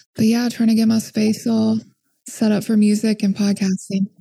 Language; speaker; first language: English; native; English